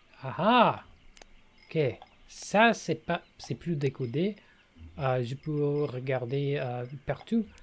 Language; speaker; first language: French; non-native, learner; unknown